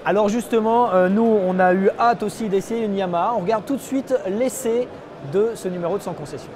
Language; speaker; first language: French; native; French